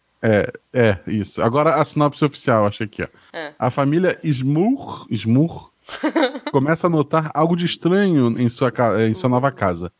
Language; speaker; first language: Portuguese; native; Portuguese